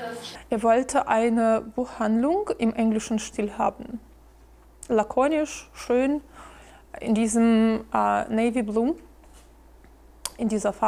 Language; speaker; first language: German; non-native, fluent; Ukrainian